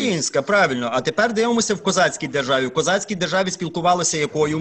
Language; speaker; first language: Ukrainian; native; Ukrainian